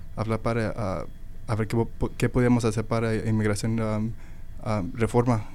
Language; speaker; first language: Spanish; early bilingual, heritage; Spanish